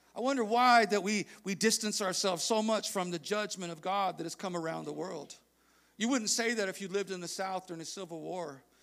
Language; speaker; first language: English; native; English